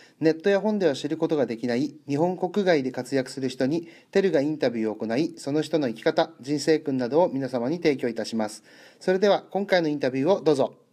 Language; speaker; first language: Japanese; native; Japanese